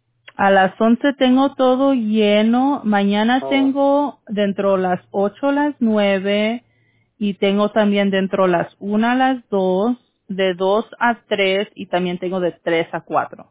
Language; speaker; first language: Spanish; early bilingual, heritage; Spanish